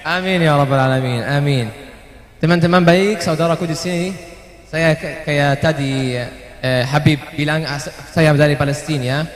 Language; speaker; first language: Indonesian; non-native, learner; Arabic